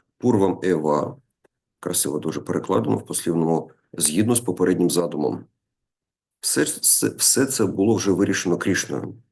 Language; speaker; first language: Ukrainian; non-native, local second language; Russian